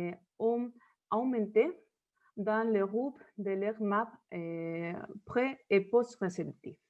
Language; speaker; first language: French; non-native, fluent; Spanish